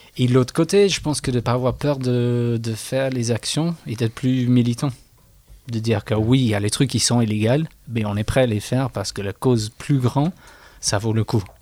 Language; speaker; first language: French; non-native, fluent; English